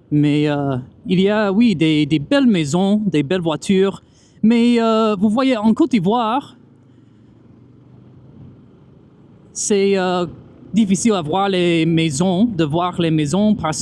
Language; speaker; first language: French; non-native, fluent; English